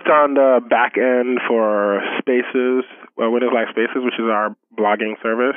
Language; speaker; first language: English; non-native, local second language; Yoruba